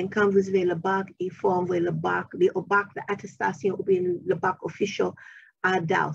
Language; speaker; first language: French; non-native, fluent; English